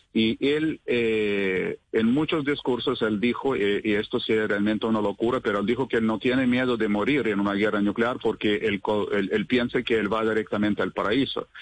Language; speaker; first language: Spanish; non-native, fluent; Russian